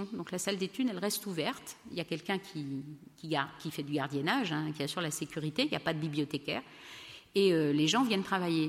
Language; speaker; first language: French; native; French